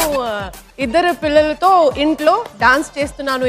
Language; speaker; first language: Telugu; non-native, local second language; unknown